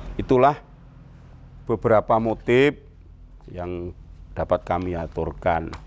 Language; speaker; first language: Indonesian; non-native, local second language; Javanese